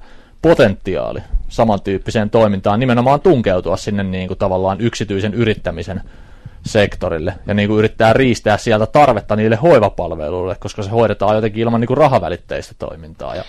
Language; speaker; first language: Finnish; native; Finnish